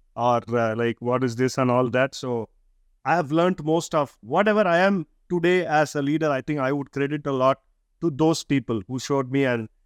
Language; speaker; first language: English; non-native, local second language; Tamil